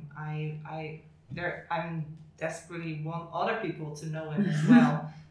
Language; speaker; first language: English; non-native, fluent; Dutch